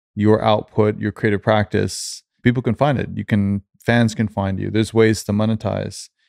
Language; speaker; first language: English; native; English